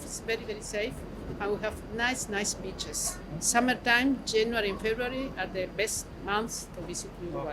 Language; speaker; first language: English; non-native, learner; Spanish